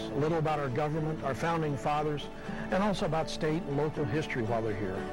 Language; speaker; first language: English; native; English